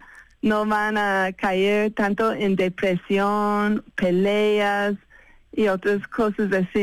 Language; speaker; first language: Spanish; non-native, fluent; English